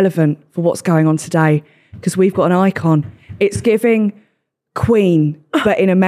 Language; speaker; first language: English; native; English